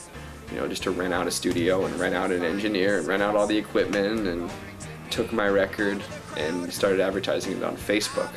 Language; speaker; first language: English; native; English